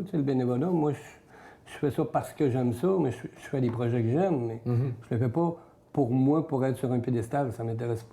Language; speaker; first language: French; native; French